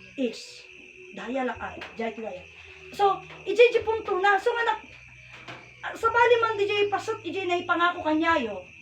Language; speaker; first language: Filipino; non-native, local second language; Iloko